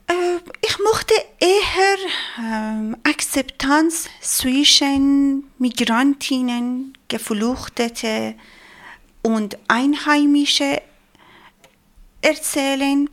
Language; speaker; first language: German; non-native, learner; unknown